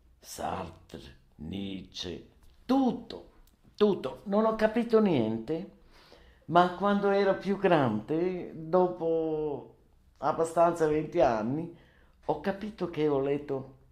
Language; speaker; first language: Italian; non-native, learner; German